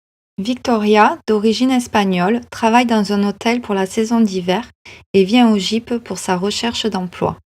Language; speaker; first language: French; native; French